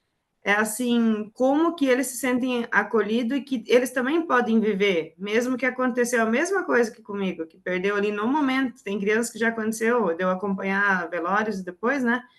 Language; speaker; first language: Portuguese; native; Portuguese